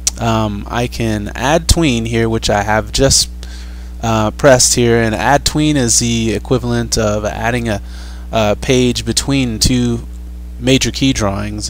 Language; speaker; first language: English; native; English